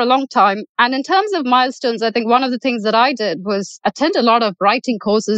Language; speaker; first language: English; non-native, local second language; Malayalam